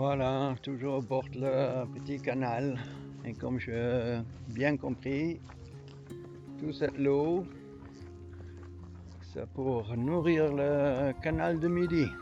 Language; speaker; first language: French; non-native, learner; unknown